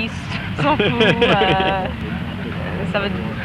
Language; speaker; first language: French; non-native, learner; English